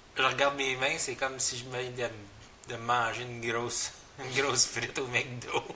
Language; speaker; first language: French; native; French